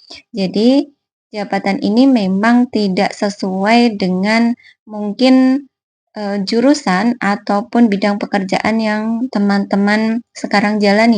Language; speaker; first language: Indonesian; native; Indonesian